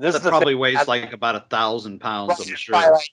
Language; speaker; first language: English; native; English